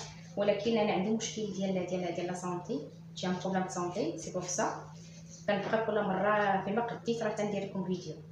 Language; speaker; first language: Arabic; native; Arabic